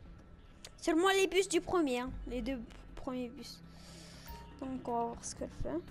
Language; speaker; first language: French; native; French